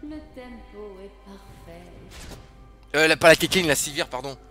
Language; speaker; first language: French; native; French